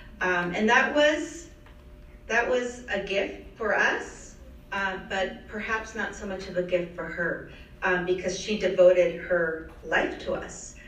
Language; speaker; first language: English; early bilingual, other home language; Spanish